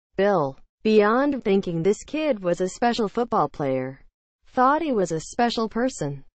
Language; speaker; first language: English; native; English